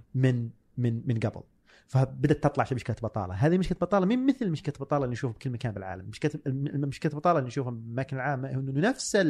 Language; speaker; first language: Arabic; native; Arabic